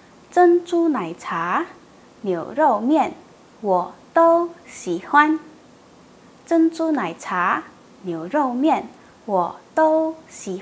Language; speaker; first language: Chinese; non-native, fluent; Indonesian